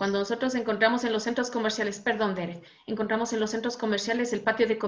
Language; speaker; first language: Spanish; native; Spanish